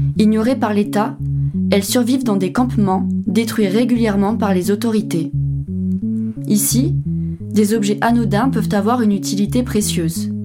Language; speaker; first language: French; native; French